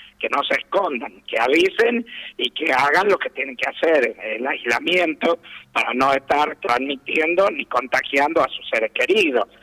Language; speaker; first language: Spanish; native; Spanish